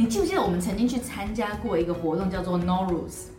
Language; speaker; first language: Chinese; native; Chinese